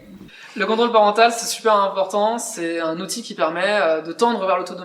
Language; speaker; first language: French; native; French